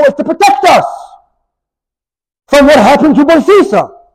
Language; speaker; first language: English; native; English